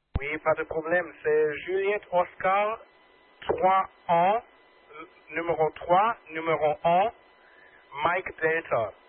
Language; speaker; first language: French; non-native, learner; German